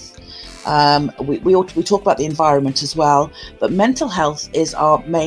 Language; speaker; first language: English; native; English